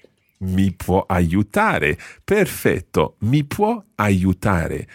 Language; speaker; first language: Italian; non-native, fluent; English